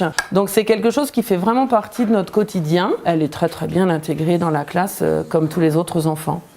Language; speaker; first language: French; native; French